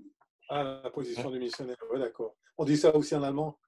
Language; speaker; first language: French; native; French